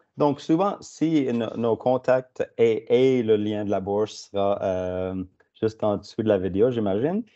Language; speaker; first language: French; native; French